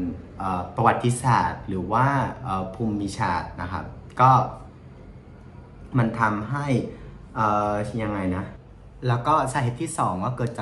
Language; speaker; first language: Thai; non-native, fluent; Vietnamese